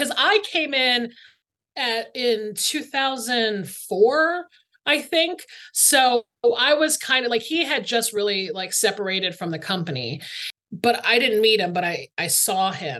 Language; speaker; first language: English; native; English